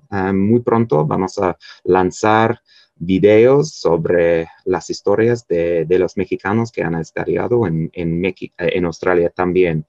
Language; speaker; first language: Spanish; non-native, fluent; English